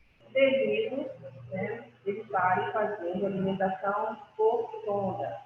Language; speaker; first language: Portuguese; native; Portuguese